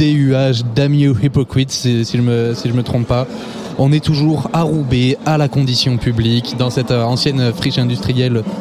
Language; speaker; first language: French; native; French